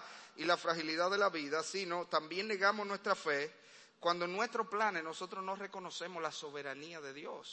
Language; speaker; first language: Spanish; native; Spanish